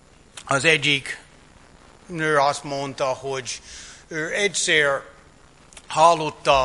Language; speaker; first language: Hungarian; non-native, fluent; English